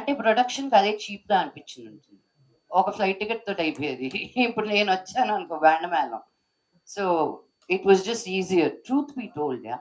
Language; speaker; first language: Telugu; native; Telugu